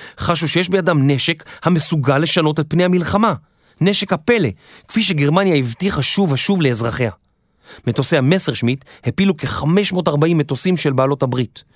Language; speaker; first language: Hebrew; native; Hebrew